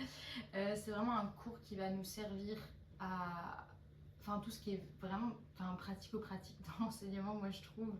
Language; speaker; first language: French; native; French